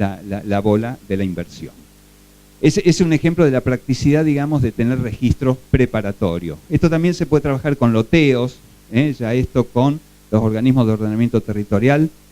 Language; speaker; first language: Spanish; native; Spanish